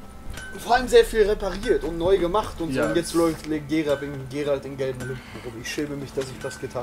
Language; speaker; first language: German; native; German